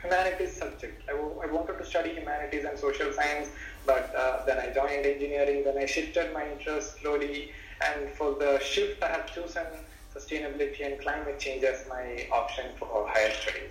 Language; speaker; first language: English; non-native, local second language; Malayalam